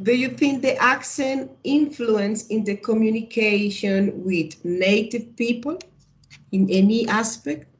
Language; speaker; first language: English; non-native, learner; Spanish